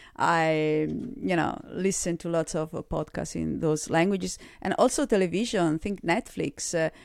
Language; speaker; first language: English; non-native, fluent; Italian